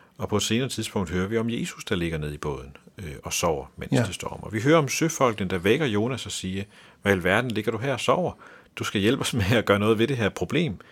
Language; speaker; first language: Danish; native; Danish